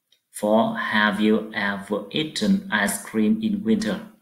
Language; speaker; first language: English; non-native, fluent; Vietnamese